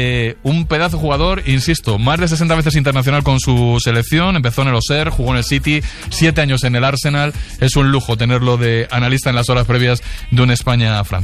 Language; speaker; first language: Spanish; native; Spanish